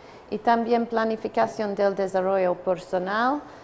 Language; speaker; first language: Spanish; non-native, learner; English